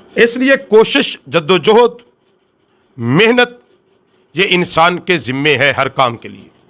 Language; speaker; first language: Urdu; non-native, local second language; Punjabi